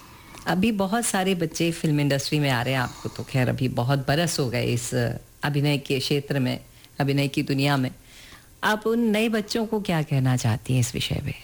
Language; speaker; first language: Hindi; native; Hindi